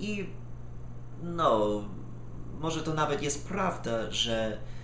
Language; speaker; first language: Polish; non-native, fluent; English